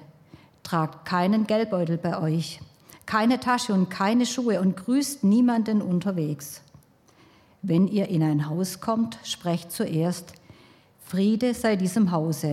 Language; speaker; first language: German; native; German